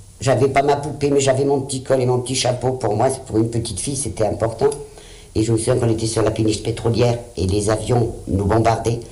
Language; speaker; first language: French; early bilingual, other home language; Spanish